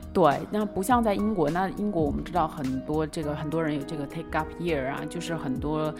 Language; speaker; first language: Chinese; native; Chinese